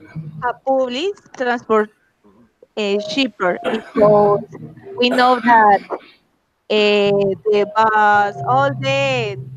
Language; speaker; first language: English; non-native, learner; Spanish